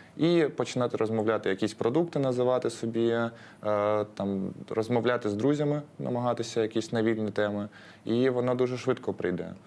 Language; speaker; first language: Ukrainian; non-native, local second language; Russian